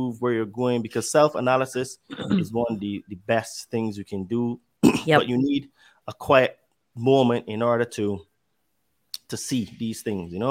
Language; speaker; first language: English; native; English